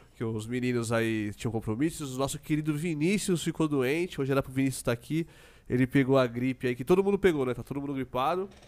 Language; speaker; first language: Portuguese; native; Portuguese